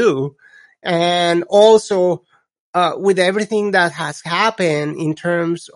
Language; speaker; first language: English; non-native, fluent; Spanish